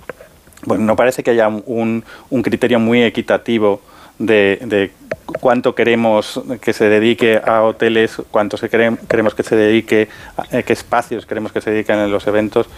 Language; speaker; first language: Spanish; native; Spanish